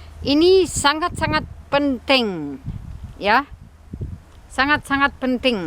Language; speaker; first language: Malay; non-native, fluent; Dutch